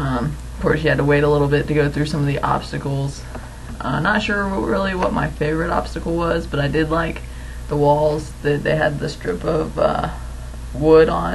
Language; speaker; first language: English; native; English